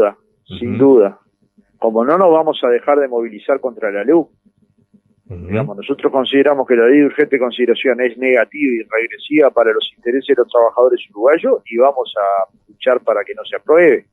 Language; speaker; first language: Spanish; native; Spanish